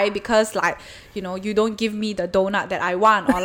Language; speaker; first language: English; non-native, local second language; Chinese